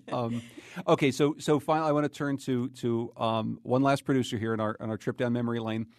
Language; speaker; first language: English; native; English